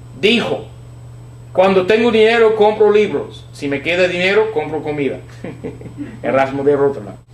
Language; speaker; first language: Spanish; non-native, fluent; English